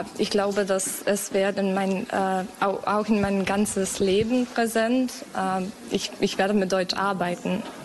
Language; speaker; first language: German; non-native, fluent; Serbian